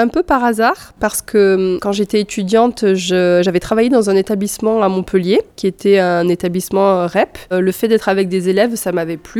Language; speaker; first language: French; native; French